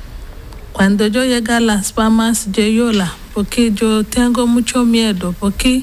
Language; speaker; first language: Spanish; non-native, learner; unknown